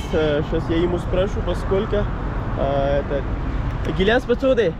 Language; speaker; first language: Russian; non-native, learner; Pashto